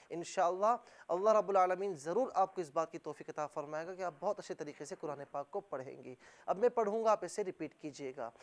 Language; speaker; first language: Urdu; native; Urdu